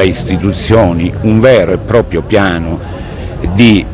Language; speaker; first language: Italian; native; Italian